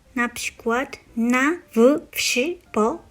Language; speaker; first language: Polish; non-native, learner; Japanese